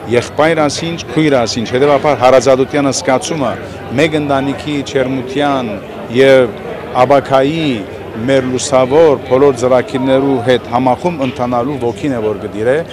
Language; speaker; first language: Armenian; early bilingual, heritage; Armenian